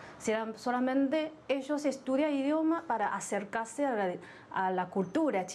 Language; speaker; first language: Spanish; non-native, fluent; Chinese